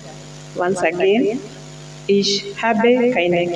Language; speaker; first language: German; non-native, learner; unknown